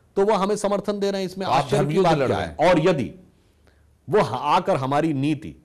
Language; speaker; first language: Hindi; native; Hindi